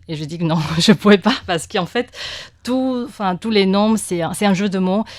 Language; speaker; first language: French; non-native, fluent; Chinese